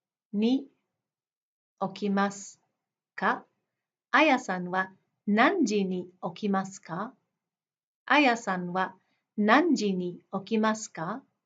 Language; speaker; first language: Japanese; non-native, fluent; English